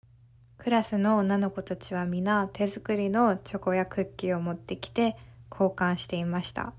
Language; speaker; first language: Japanese; early bilingual, heritage; Japanese